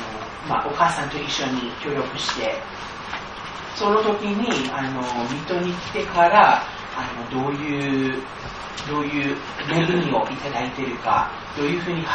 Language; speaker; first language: Japanese; non-native, fluent; English